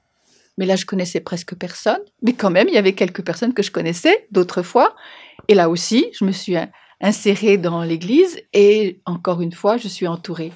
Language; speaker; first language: French; native; French